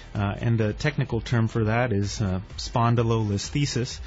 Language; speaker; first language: English; native; English